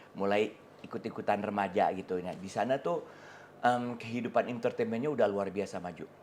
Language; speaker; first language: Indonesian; early bilingual, heritage; Indonesian